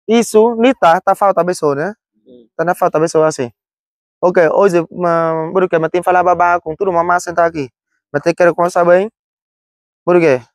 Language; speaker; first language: Portuguese; non-native, learner; Vietnamese